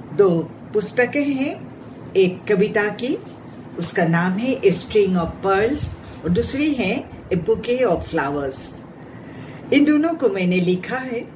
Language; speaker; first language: Hindi; non-native, local second language; Assamese